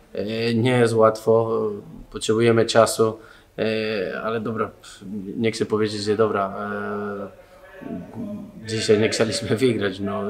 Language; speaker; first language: Polish; non-native, learner; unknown